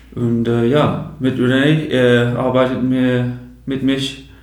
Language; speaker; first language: German; non-native, fluent; English